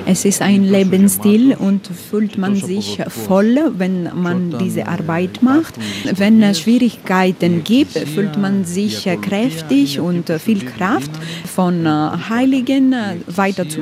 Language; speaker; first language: German; non-native, learner; Greek